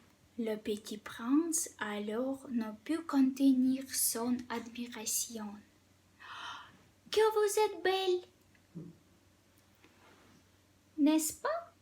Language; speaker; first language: French; non-native, fluent; Russian